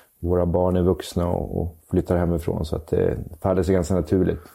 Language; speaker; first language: Swedish; native; Swedish